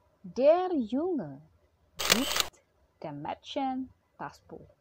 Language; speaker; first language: German; non-native, fluent; Indonesian